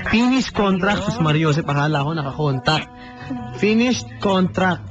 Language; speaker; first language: Filipino; native; Filipino